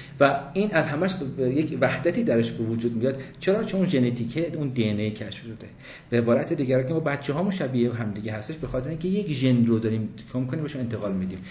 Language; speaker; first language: Persian; early bilingual, other home language; English